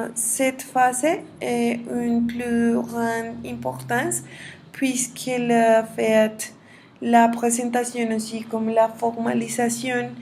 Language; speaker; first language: French; non-native, learner; Spanish